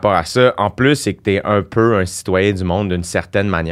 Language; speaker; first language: French; native; French